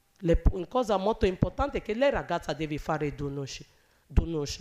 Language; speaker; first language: Italian; non-native, learner; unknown